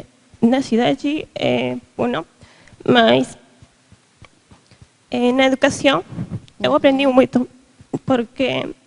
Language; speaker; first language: Portuguese; non-native, learner; Spanish